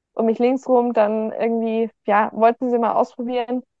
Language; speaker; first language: German; native; German